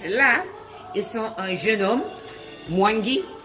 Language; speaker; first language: French; non-native, learner; English